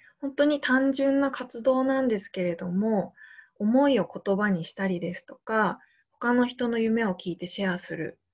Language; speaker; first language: Japanese; native; Japanese